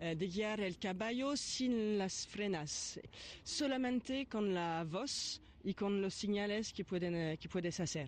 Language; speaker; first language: Spanish; non-native, fluent; French